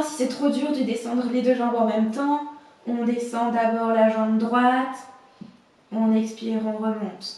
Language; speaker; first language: French; native; French